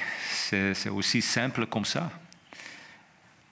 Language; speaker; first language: French; non-native, fluent; Dutch